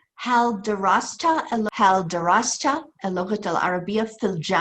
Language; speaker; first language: Arabic; non-native, fluent; English